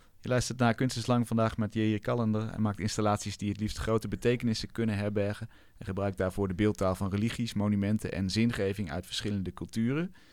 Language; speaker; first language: Dutch; native; Dutch